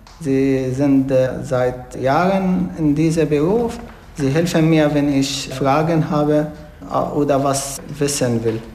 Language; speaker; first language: German; non-native, fluent; Arabic